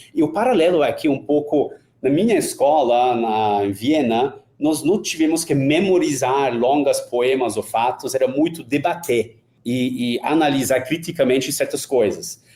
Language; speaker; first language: Portuguese; non-native, fluent; Hungarian